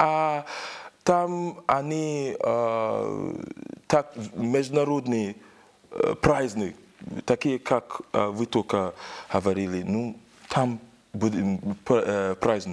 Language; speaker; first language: Russian; non-native, learner; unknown